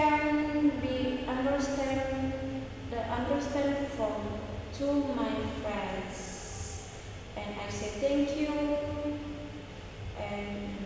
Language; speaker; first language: English; non-native, learner; Indonesian